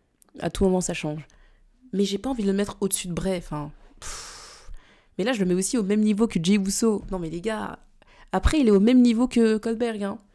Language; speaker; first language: French; native; French